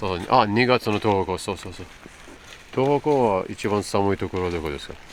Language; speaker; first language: Japanese; non-native, fluent; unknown